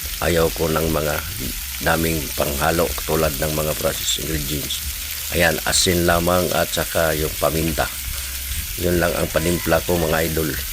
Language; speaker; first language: Filipino; non-native, local second language; Cebuano